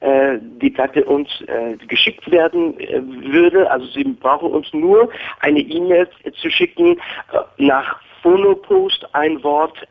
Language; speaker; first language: German; non-native, fluent; English